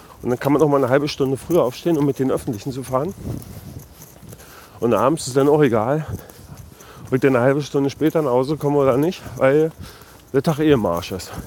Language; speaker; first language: German; native; German